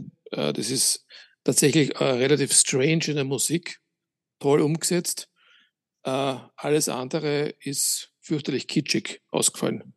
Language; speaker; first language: German; native; German